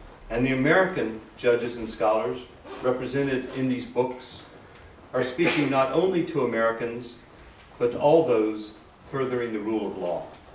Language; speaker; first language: English; native; English